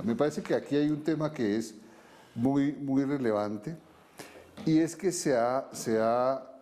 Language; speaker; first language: Spanish; native; Spanish